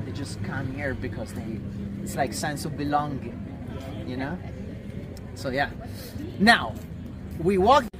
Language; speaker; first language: English; non-native, fluent; Italian